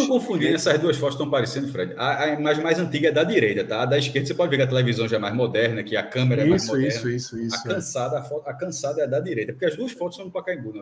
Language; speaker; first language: Portuguese; native; Portuguese